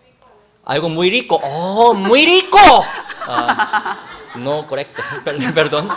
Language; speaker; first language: Spanish; non-native, learner; Korean